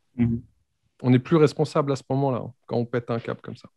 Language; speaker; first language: French; native; French